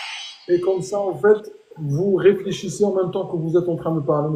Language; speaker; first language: French; native; French